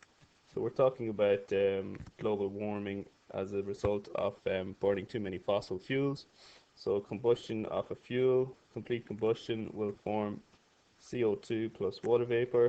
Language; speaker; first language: English; native; English